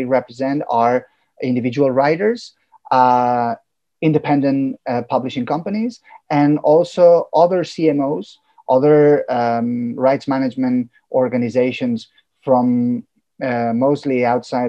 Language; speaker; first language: English; non-native, fluent; Catalan